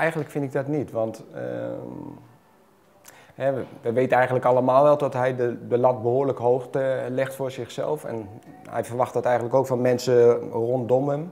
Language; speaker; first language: Dutch; native; Dutch